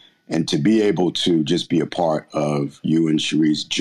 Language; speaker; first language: English; native; English